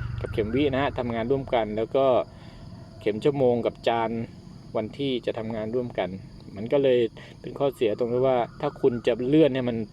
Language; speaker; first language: Thai; native; Thai